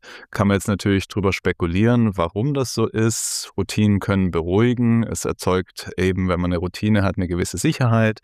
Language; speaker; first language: German; native; German